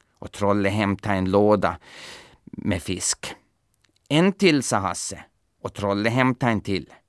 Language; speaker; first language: Swedish; native; Swedish